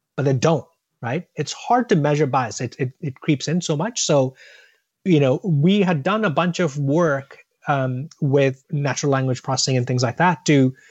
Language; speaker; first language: English; non-native, local second language; Tamil